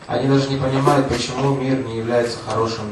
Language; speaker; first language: Russian; native; Russian